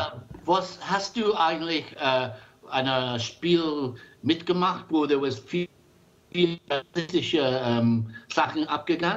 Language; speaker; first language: German; non-native, learner; English